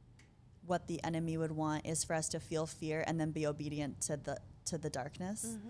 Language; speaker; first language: English; native; English